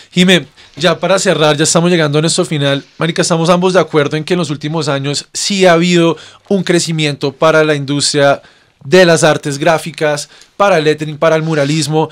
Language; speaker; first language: Spanish; native; Spanish